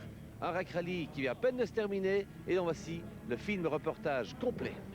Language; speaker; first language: French; native; French